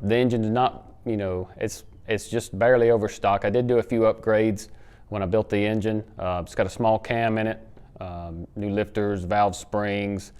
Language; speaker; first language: English; native; English